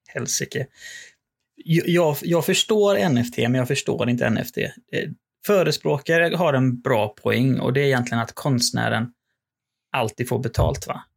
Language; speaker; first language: Swedish; native; Swedish